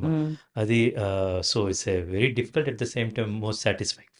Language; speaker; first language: Tamil; non-native, learner; Telugu